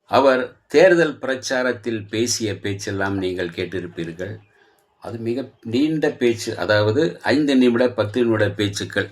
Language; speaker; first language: Tamil; native; Tamil